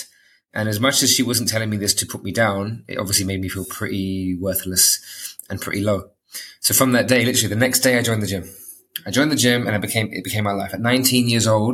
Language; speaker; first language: English; native; English